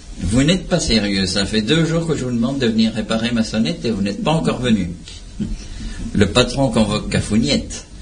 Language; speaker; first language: French; native; French